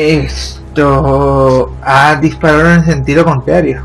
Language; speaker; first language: Spanish; native; Spanish